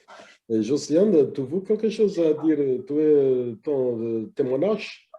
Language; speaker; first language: French; non-native, learner; English